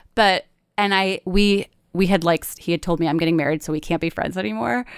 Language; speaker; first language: English; native; English